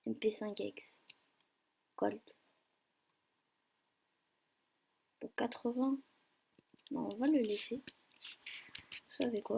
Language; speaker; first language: French; native; French